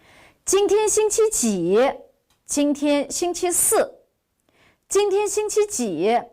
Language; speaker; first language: Chinese; non-native, local second language; Uyghur